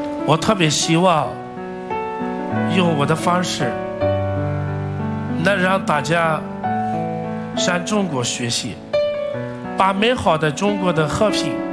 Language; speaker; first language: Chinese; non-native, fluent; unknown